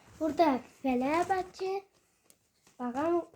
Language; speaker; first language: Turkish; early bilingual, heritage; Turkish